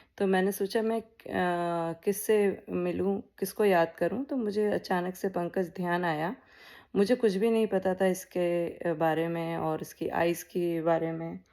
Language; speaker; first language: Hindi; native; Hindi